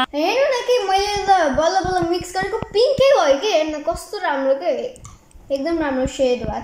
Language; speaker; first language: Nepali; early bilingual, heritage; Nepali